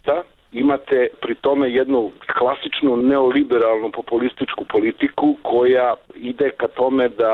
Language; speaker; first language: Serbian; native; Serbian